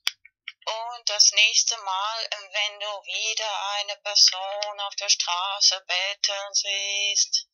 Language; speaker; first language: German; non-native, fluent; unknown